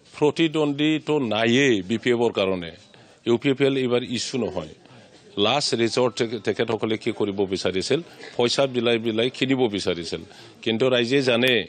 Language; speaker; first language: Assamese; non-native, local second language; Bodo